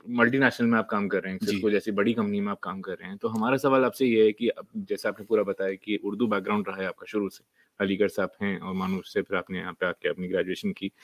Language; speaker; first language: Urdu; native; Urdu